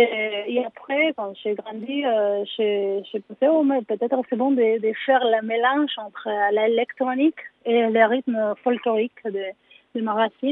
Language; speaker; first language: French; non-native, learner; Spanish